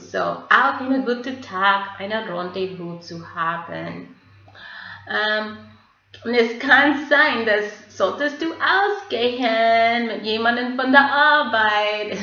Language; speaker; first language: German; non-native, fluent; English